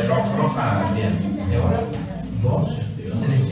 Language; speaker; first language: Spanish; non-native, learner; Italian